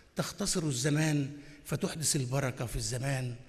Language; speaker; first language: Arabic; native; Arabic